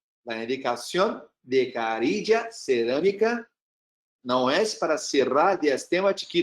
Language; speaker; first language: Spanish; non-native, learner; Portuguese